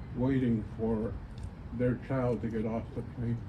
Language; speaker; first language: English; native; English